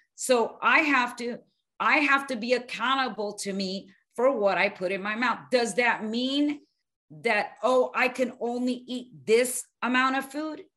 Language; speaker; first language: English; early bilingual, other home language; Spanish